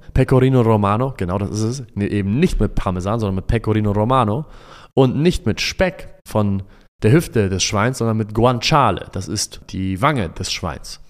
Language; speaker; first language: German; early bilingual, other home language; Arabic